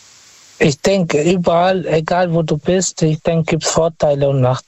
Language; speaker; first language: German; non-native, fluent; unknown